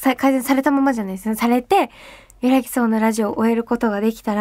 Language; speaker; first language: Japanese; native; Japanese